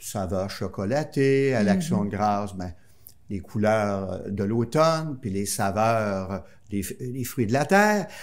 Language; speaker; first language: French; native; French